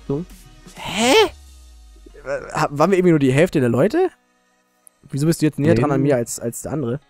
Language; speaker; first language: German; native; German